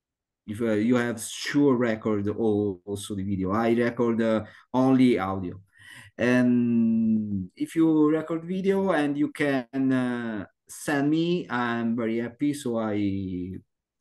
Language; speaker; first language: English; non-native, learner; Italian